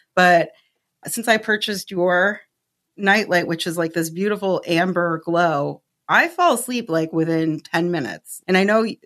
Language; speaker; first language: English; native; English